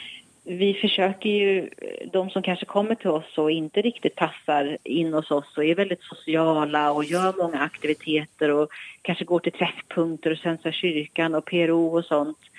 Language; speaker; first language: Swedish; native; Swedish